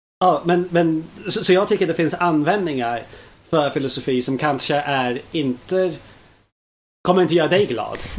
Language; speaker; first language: Swedish; non-native, fluent; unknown